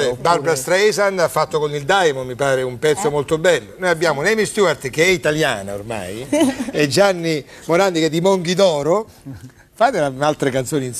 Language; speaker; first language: Italian; native; Italian